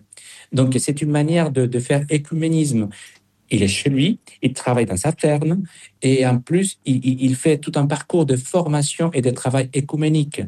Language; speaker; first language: French; non-native, fluent; Spanish